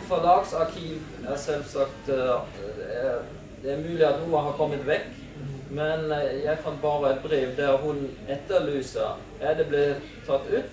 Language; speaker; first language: Norwegian; non-native, fluent; German